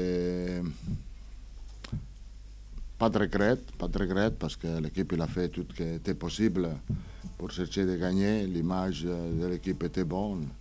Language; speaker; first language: French; non-native, fluent; Italian